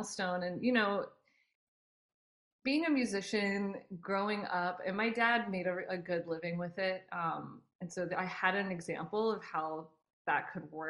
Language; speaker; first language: English; native; English